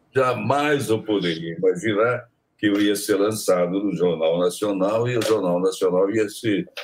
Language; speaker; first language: Portuguese; native; Portuguese